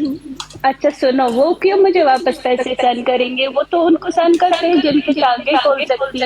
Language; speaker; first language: Hindi; native; Hindi